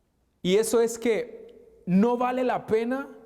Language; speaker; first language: Spanish; native; Spanish